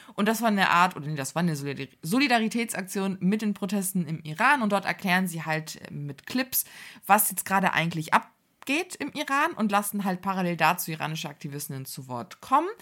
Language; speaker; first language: German; early bilingual, other home language; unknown